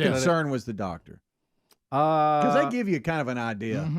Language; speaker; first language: English; native; English